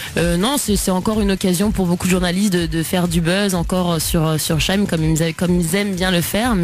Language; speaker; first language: French; native; French